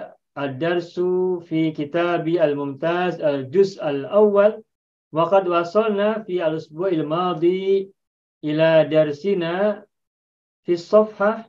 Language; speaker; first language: Arabic; non-native, fluent; Indonesian